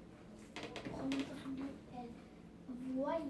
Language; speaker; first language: French; non-native, learner; Arabic